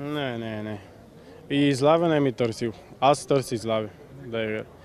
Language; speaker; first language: Bulgarian; non-native, learner; Portuguese